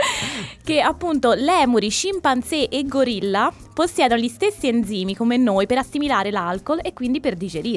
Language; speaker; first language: Italian; native; Italian